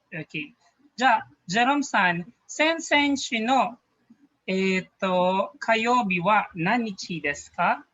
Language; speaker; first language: Japanese; non-native, fluent; Filipino